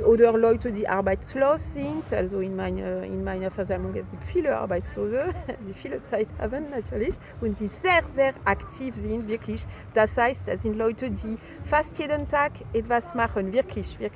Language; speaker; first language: German; non-native, fluent; French